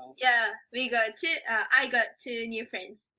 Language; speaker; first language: English; non-native, learner; Japanese